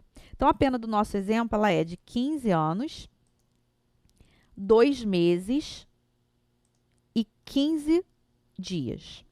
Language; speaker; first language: Portuguese; native; Portuguese